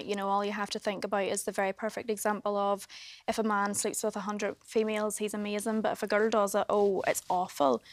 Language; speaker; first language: English; native; English